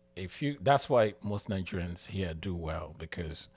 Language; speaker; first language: English; non-native, local second language; Igbo